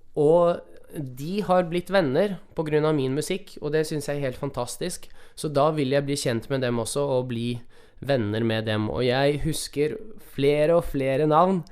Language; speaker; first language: Norwegian; early bilingual, other home language; Russian